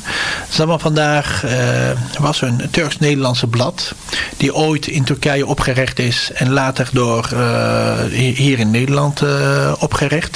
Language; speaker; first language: Dutch; non-native, fluent; Turkish